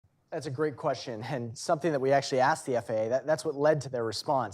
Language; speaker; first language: English; native; English